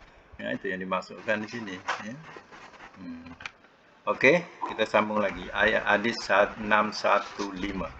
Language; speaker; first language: Malay; native; Malay